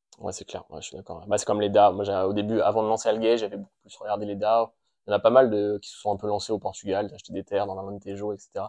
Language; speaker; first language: French; native; French